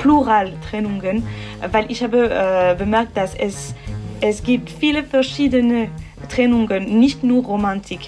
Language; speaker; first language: German; non-native, learner; French